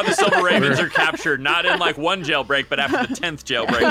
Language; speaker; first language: English; native; English